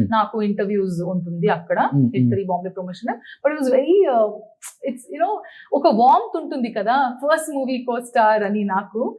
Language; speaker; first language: Telugu; non-native, learner; Kannada